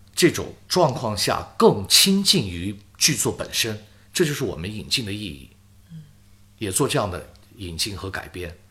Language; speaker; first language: Chinese; native; Chinese